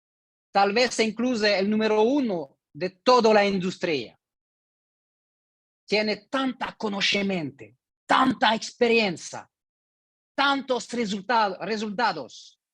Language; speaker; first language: Spanish; non-native, learner; French